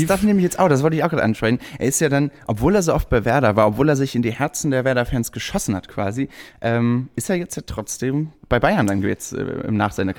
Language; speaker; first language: German; native; German